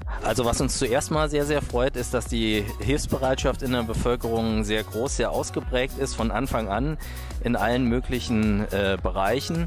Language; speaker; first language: German; native; German